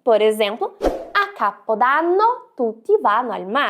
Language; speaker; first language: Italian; non-native, fluent; Portuguese